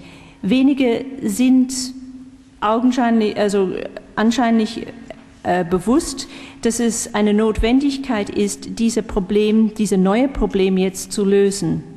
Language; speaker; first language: German; non-native, fluent; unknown